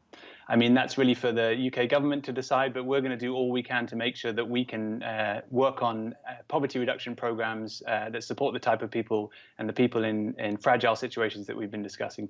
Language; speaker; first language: English; native; English